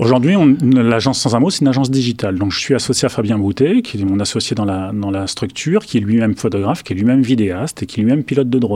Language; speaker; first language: French; native; French